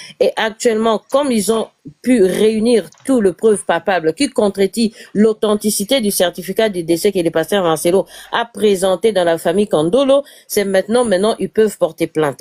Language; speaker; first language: French; non-native, local second language; Lingala